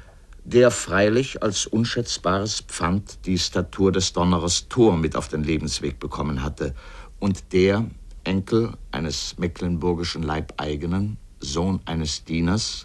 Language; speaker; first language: German; native; German